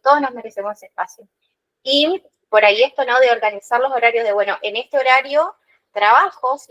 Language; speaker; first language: Spanish; native; Spanish